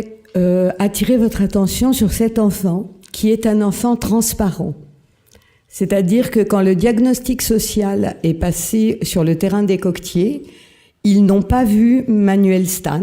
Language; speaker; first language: French; native; French